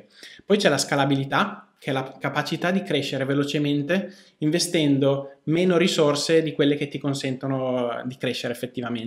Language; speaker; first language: Italian; native; Italian